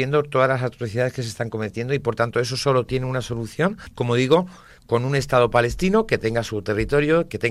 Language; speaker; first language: Spanish; native; Spanish